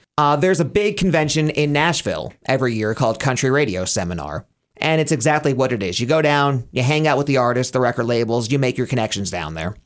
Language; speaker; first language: English; native; English